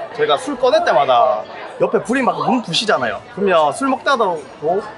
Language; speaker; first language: Korean; native; Korean